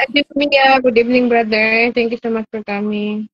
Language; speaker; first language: English; non-native, learner; Bangla